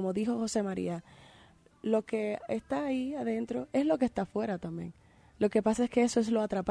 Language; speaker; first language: Spanish; native; Spanish